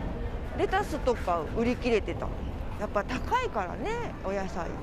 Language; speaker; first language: Japanese; native; Japanese